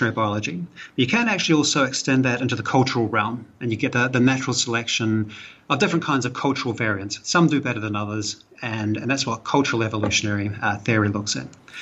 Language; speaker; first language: English; native; English